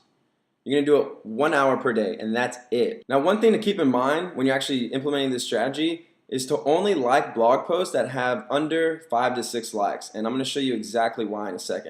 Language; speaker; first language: English; native; English